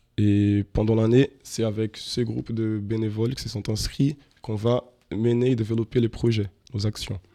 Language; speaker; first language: French; non-native, fluent; Portuguese